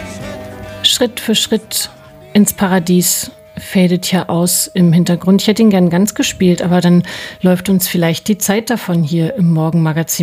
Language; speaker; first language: German; native; German